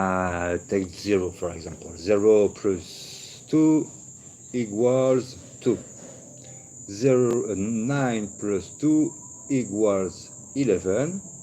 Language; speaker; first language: English; non-native, learner; French